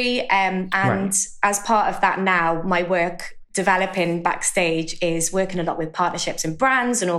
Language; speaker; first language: English; native; English